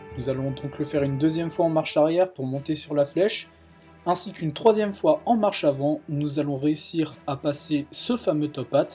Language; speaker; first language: French; native; French